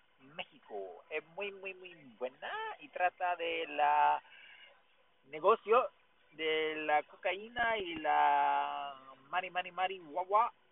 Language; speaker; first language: Spanish; non-native, learner; English